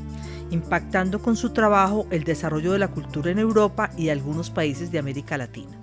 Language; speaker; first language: Spanish; native; Spanish